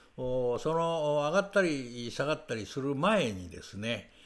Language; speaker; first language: Japanese; native; Japanese